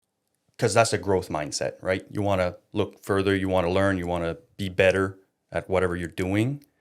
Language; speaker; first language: English; non-native, local second language; French